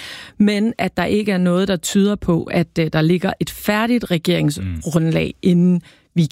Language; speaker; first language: Danish; native; Danish